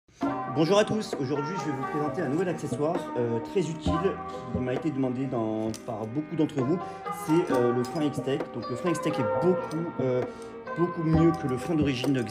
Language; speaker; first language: French; native; French